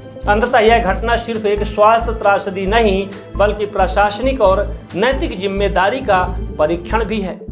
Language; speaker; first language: Hindi; native; Hindi